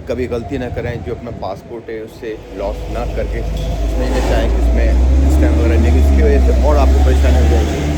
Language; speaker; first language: Urdu; non-native, local second language; Punjabi